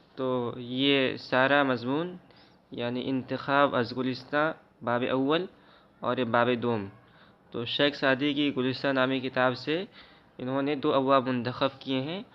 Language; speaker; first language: Urdu; native; Urdu